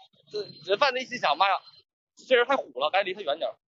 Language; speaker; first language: Chinese; native; Chinese